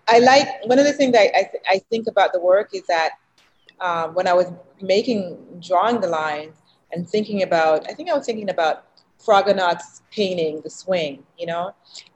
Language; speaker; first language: English; native; English